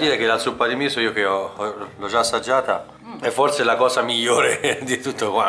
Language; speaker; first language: Italian; native; Italian